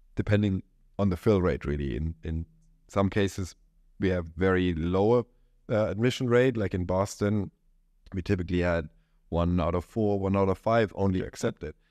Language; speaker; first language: English; non-native, fluent; German